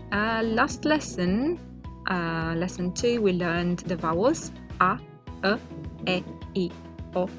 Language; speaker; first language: English; non-native, fluent; Romanian